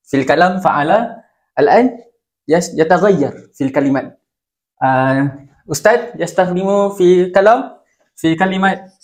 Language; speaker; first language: Arabic; non-native, learner; Malay